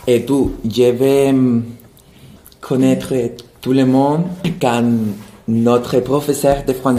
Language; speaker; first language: French; non-native, learner; Spanish